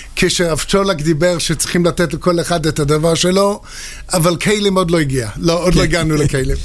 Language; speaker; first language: Hebrew; non-native, fluent; English